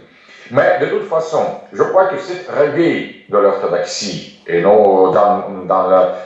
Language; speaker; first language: French; non-native, fluent; Russian